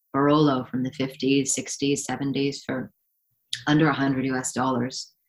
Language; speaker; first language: English; native; English